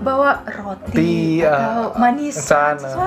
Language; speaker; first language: Indonesian; non-native, fluent; Russian